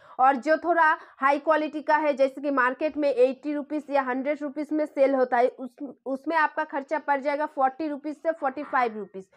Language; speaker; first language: Hindi; non-native, local second language; Bangla